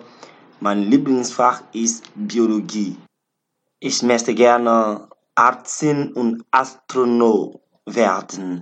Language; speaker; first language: German; non-native, learner; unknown